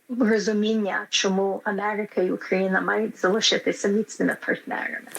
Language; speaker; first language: Ukrainian; early bilingual, heritage; Ukrainian